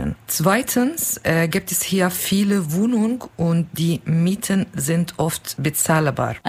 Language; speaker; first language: German; non-native, learner; Kurdish